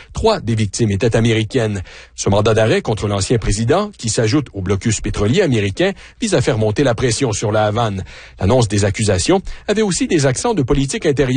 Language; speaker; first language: French; native; French